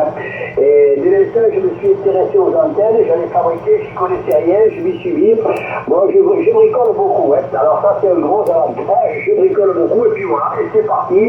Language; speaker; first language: French; native; French